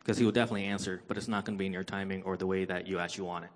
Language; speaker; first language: English; early bilingual, other home language; Persian